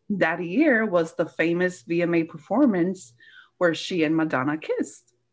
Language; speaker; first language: English; early bilingual, other home language; Spanish